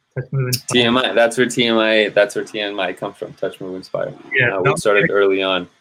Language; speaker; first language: English; native; English